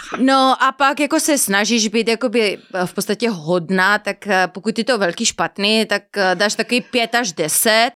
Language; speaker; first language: Czech; non-native, fluent; Spanish